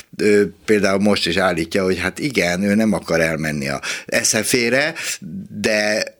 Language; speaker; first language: Hungarian; native; Hungarian